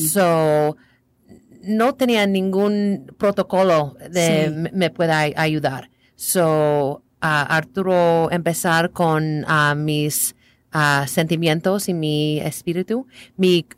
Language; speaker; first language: Spanish; non-native, learner; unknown